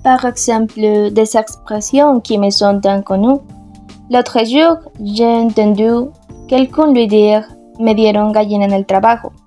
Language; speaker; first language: French; non-native, learner; Spanish